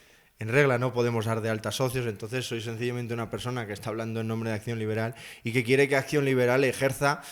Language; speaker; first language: Spanish; native; Spanish